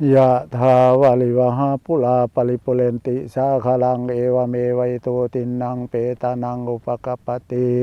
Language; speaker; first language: Thai; native; Thai